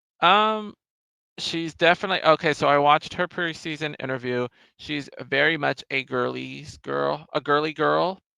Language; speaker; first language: English; native; English